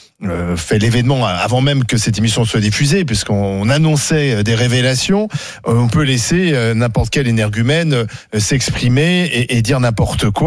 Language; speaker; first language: French; native; French